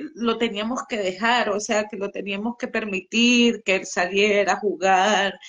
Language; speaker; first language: Spanish; native; Spanish